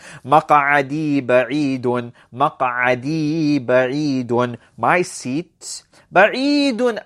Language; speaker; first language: Arabic; non-native, fluent; English